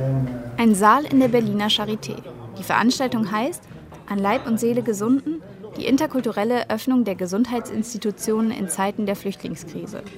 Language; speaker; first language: German; native; German